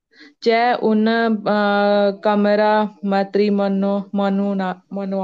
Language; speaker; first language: Italian; non-native, learner; Punjabi